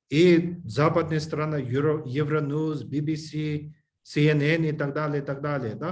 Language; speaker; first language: Russian; non-native, learner; English